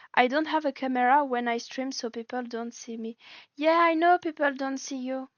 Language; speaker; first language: English; non-native, learner; French